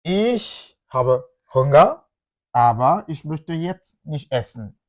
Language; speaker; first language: German; non-native, fluent; French